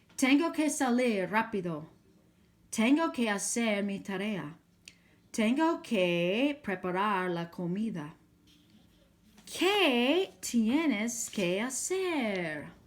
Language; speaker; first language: Spanish; non-native, fluent; English